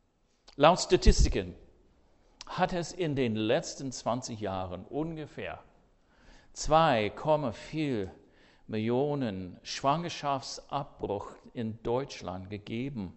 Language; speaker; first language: German; non-native, fluent; English